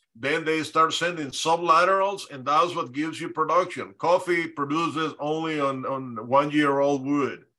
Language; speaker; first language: English; non-native, fluent; Spanish